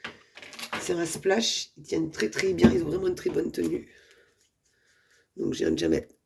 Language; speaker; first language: French; native; French